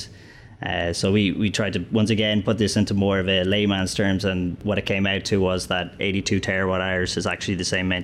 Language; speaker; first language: English; native; English